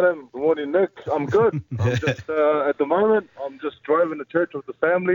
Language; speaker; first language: English; native; English